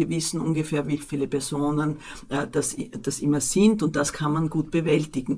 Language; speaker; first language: German; native; German